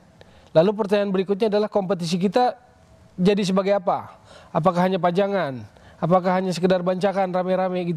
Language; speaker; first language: Indonesian; native; Indonesian